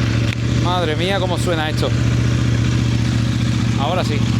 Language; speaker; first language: Spanish; native; Spanish